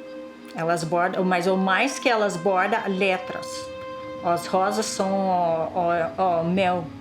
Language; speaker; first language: Portuguese; non-native, local second language; Russian